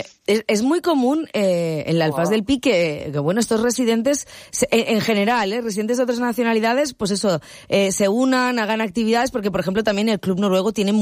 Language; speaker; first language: Spanish; native; Spanish